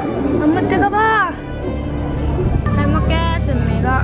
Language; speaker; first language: Korean; native; Korean